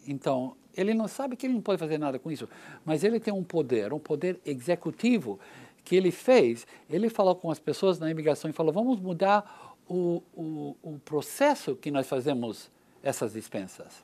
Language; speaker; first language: Portuguese; non-native, learner; English